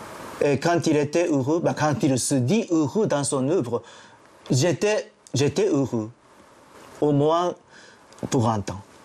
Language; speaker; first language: French; non-native, fluent; Japanese